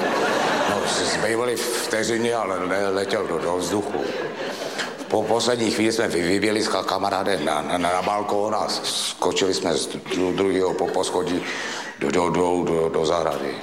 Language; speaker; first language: Czech; native; Czech